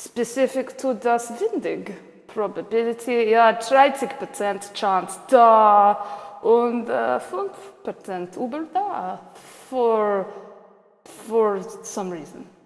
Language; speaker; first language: German; non-native, learner; English